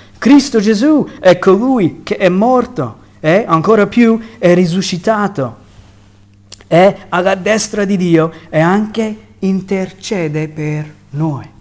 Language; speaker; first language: Italian; non-native, fluent; English